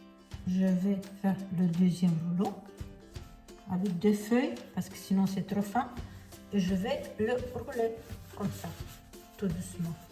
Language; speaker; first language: French; non-native, fluent; Romanian